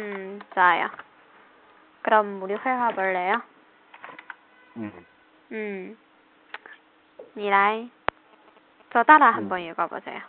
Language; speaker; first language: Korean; non-native, fluent; Chinese